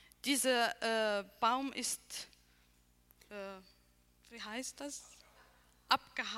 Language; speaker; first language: German; non-native, learner; Arabic